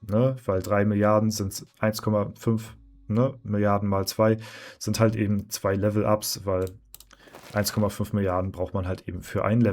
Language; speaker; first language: German; native; German